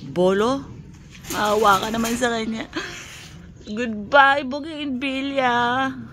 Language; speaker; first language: Filipino; non-native, local second language; Pampanga